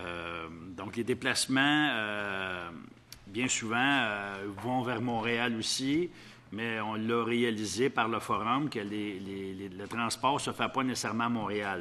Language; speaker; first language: French; native; French